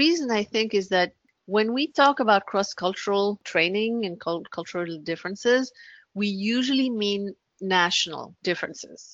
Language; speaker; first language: English; non-native, local second language; French